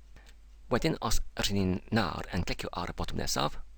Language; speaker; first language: Welsh; non-native, fluent; English